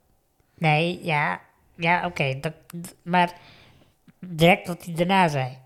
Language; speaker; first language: Dutch; native; Dutch